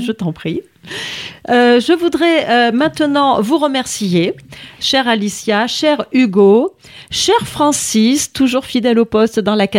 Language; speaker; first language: French; native; French